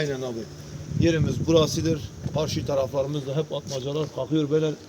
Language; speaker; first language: Turkish; native; Turkish